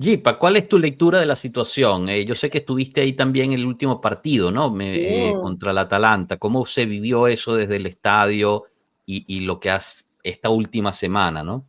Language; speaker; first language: Spanish; native; Spanish